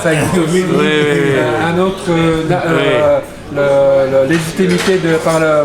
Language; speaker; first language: French; non-native, learner; Japanese